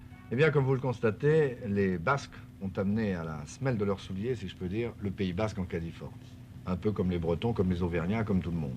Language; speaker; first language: French; native; French